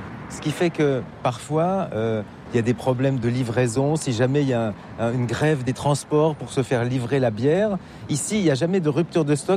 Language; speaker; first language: French; native; French